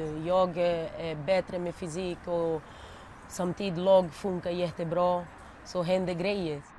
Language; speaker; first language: Swedish; non-native, learner; Portuguese